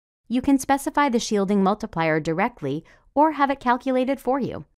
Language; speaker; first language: English; native; English